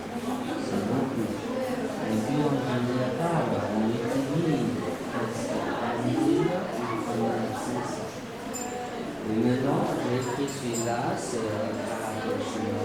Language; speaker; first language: French; non-native, learner; Chinese